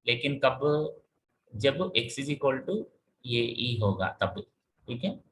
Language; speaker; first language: Hindi; non-native, local second language; Telugu